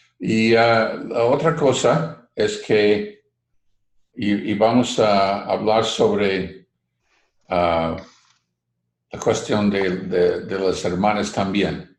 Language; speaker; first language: Spanish; non-native, fluent; English